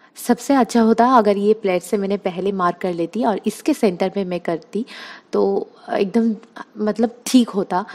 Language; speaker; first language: Hindi; non-native, local second language; Bangla